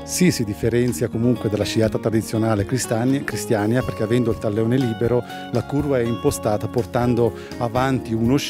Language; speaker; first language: Italian; native; Italian